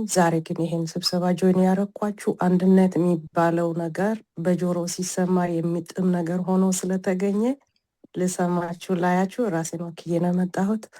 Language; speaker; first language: Amharic; non-native, local second language; Wolaytta